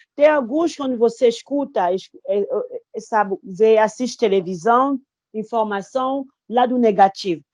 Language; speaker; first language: Portuguese; non-native, fluent; Lingala